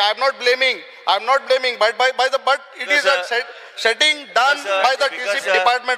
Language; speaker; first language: English; non-native, local second language; Konkani